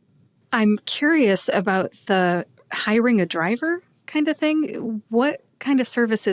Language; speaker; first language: English; native; English